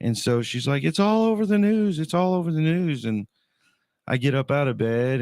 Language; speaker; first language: English; native; English